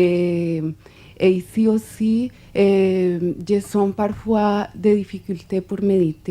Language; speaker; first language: French; non-native, fluent; Spanish